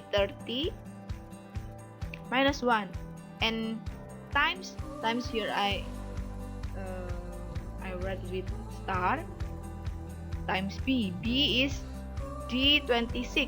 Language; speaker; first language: English; non-native, learner; Indonesian